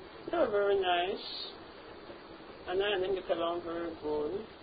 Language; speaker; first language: English; native; English